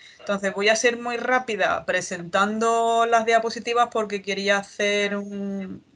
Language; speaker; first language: Spanish; native; Spanish